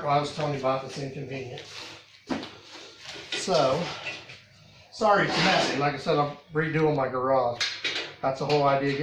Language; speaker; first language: English; native; English